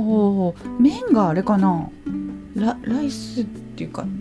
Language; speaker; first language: Japanese; native; Japanese